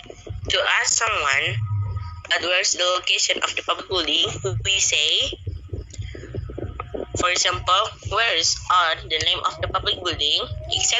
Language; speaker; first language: English; non-native, learner; Indonesian